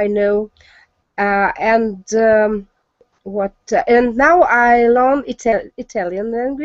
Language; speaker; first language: English; non-native, learner; Russian